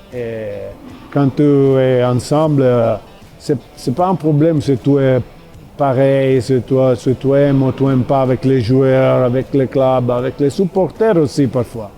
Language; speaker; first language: French; non-native, fluent; Italian